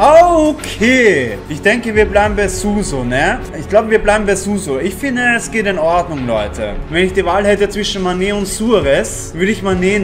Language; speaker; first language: German; native; German